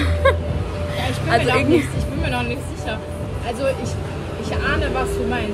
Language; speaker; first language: German; native; German